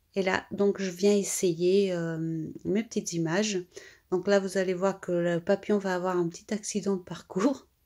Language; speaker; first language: French; native; French